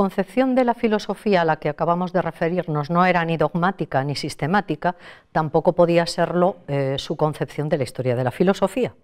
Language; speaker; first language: Spanish; native; Spanish